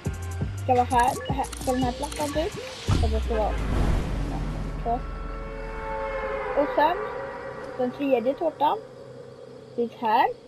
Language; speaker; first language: Swedish; native; Swedish